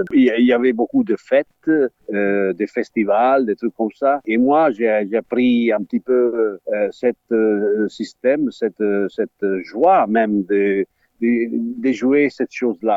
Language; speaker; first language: French; non-native, fluent; Italian